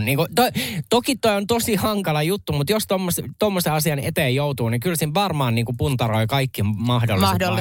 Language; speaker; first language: Finnish; native; Finnish